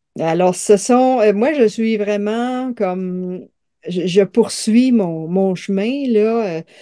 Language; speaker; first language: French; native; French